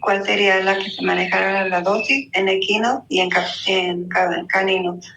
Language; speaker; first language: Spanish; native; Spanish